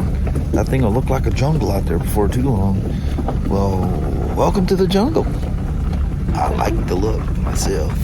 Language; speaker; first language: English; native; English